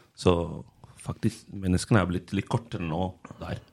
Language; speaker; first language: Norwegian; non-native, fluent; Spanish